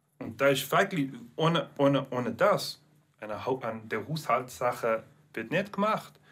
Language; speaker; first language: German; non-native, learner; English